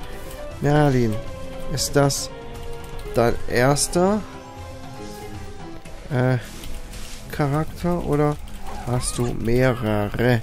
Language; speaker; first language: German; native; German